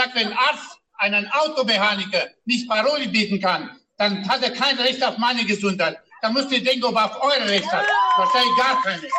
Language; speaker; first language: German; non-native, fluent; Romanian